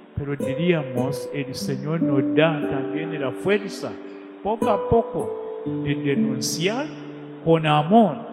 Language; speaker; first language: Spanish; non-native, fluent; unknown